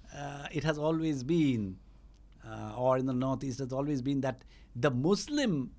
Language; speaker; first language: English; non-native, local second language; Bangla